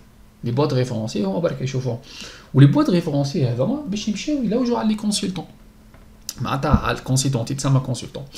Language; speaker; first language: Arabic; native; Arabic